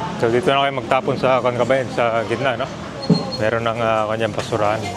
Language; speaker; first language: Filipino; native; Filipino